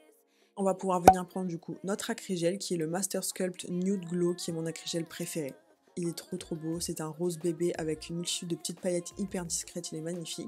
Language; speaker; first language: French; native; French